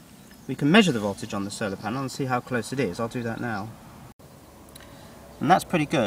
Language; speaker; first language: English; native; English